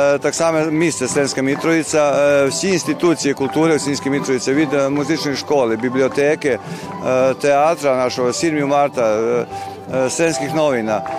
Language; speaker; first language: Ukrainian; early bilingual, heritage; Ukrainian